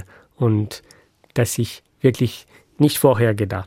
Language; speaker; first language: German; non-native, fluent; French